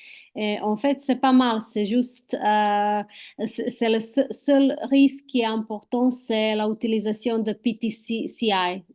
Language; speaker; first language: French; non-native, fluent; Croatian